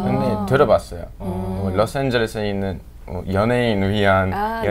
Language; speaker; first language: Korean; non-native, fluent; English